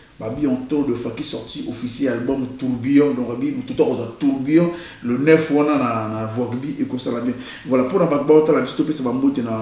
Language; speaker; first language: French; non-native, local second language; Lingala